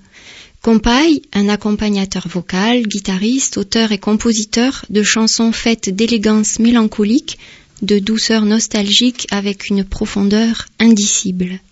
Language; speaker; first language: French; native; French